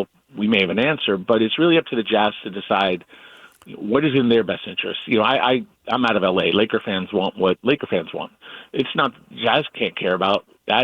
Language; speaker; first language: English; native; English